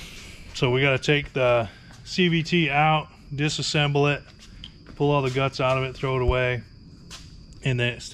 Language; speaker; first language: English; native; English